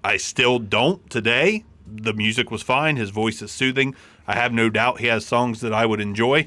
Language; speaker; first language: English; native; English